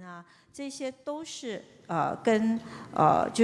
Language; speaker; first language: Chinese; native; Chinese